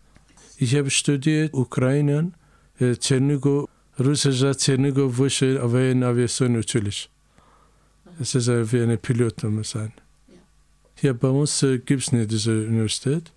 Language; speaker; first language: German; non-native, learner; Azerbaijani